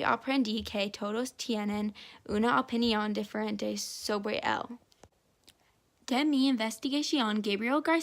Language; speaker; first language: Spanish; non-native, learner; English